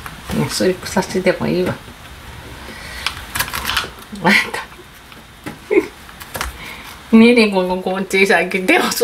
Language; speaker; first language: Japanese; native; Japanese